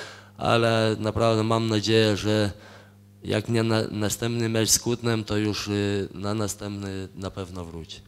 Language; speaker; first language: Polish; non-native, fluent; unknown